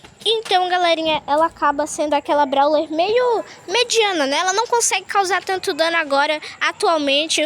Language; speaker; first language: Portuguese; native; Portuguese